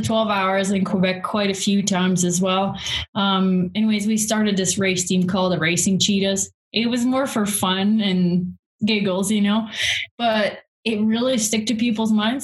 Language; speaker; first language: English; native; English